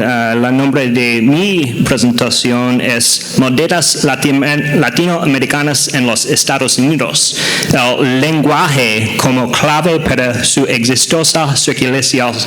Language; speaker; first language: Spanish; non-native, learner; English